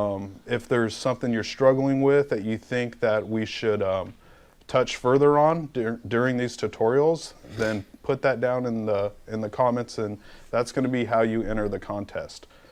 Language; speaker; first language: English; native; English